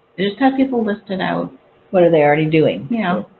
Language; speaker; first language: English; native; English